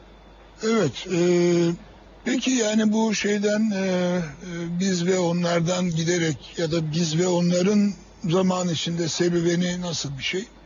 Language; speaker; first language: Turkish; native; Turkish